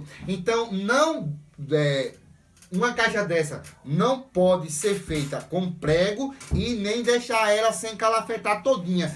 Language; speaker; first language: Portuguese; native; Portuguese